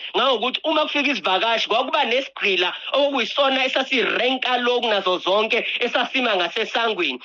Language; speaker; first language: Zulu; native; Zulu